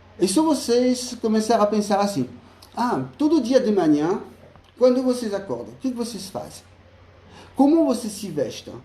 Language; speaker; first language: Portuguese; non-native, fluent; French